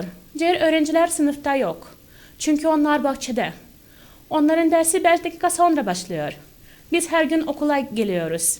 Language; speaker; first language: Turkish; non-native, fluent; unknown